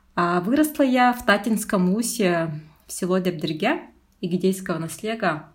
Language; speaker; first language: Russian; non-native, local second language; Yakut